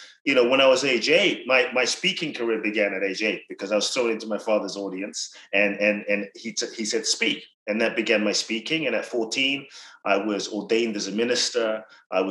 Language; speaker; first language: English; native; English